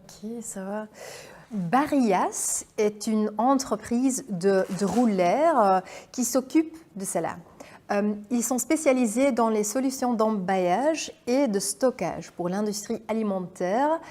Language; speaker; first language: French; non-native, local second language; Dutch